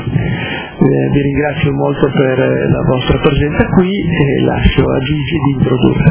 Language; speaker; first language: Italian; native; Italian